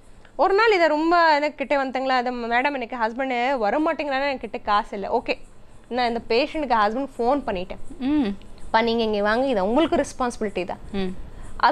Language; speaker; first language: Tamil; non-native, learner; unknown